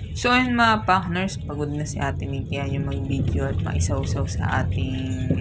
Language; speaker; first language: Filipino; native; Filipino